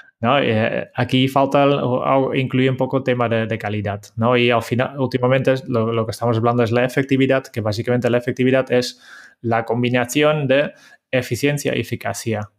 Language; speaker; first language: Spanish; non-native, fluent; Dutch